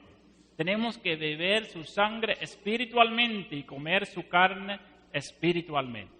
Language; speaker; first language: Spanish; non-native, fluent; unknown